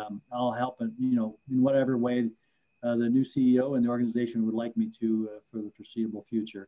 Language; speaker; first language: English; native; English